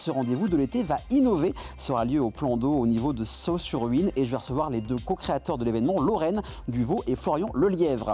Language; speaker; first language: French; native; French